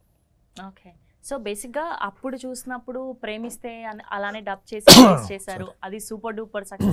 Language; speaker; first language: Telugu; native; Telugu